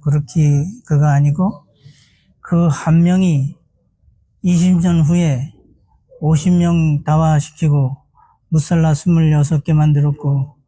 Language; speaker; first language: Korean; non-native, learner; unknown